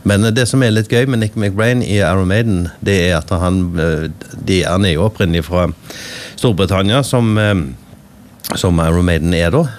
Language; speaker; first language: Norwegian; native; Norwegian